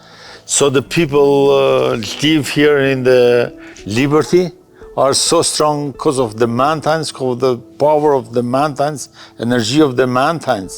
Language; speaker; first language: English; non-native, learner; Albanian